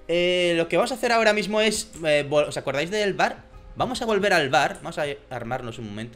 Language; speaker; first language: Spanish; native; Spanish